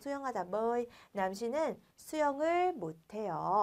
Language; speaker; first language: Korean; non-native, fluent; Vietnamese